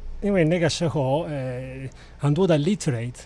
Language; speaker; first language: Chinese; non-native, fluent; Italian